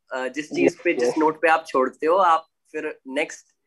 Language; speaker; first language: Hindi; native; Hindi